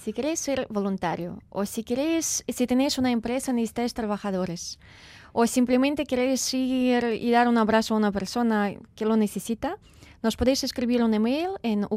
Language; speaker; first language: Spanish; non-native, fluent; Ukrainian